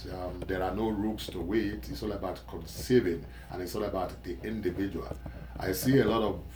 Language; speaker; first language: English; non-native, local second language; Igbo